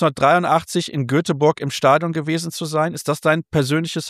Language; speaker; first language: German; native; German